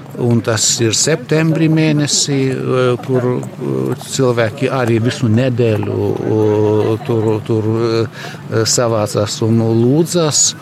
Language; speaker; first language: Latvian; non-native, learner; Lithuanian